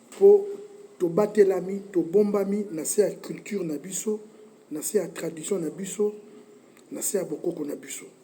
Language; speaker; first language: Lingala; non-native, local second language; Kongo